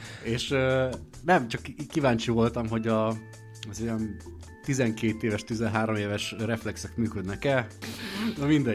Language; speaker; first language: Hungarian; native; Hungarian